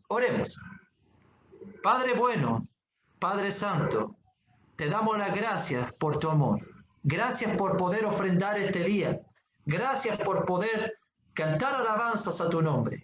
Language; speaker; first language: Spanish; native; Spanish